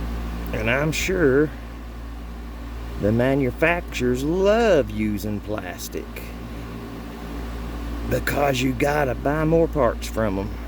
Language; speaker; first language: English; native; English